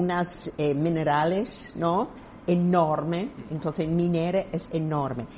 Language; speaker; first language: Spanish; non-native, fluent; English